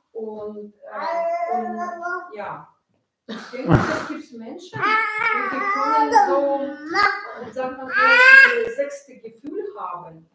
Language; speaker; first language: German; non-native, learner; Russian